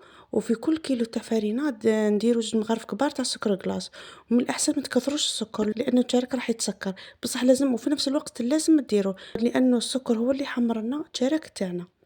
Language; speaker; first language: Arabic; native; Arabic